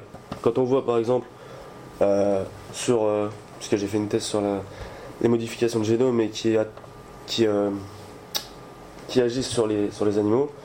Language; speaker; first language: French; native; French